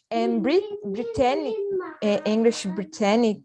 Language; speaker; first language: English; non-native, learner; Portuguese